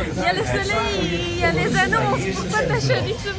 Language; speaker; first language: French; non-native, fluent; Dutch